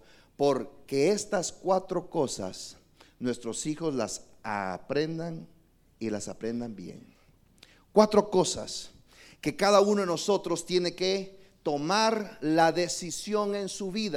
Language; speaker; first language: Spanish; native; Spanish